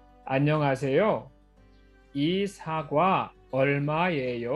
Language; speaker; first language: Korean; non-native, fluent; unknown